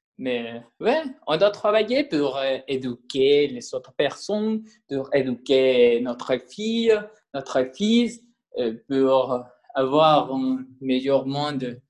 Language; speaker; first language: French; non-native, learner; Spanish